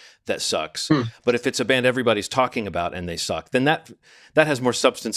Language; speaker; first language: English; native; English